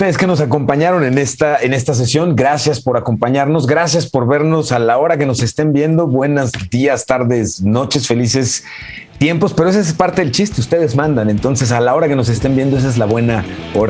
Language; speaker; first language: Spanish; native; Spanish